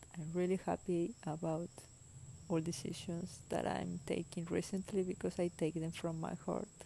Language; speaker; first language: English; non-native, fluent; Spanish